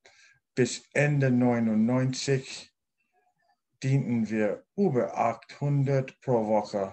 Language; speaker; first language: German; non-native, learner; English